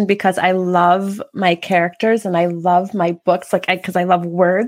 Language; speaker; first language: English; native; English